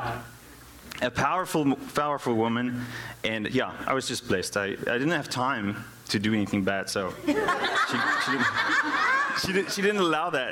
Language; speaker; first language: English; non-native, local second language; Afrikaans